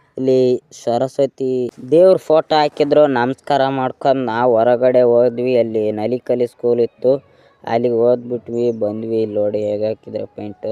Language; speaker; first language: Kannada; native; Kannada